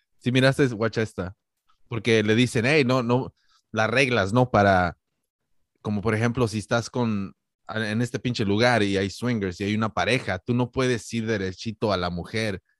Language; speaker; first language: Spanish; native; Spanish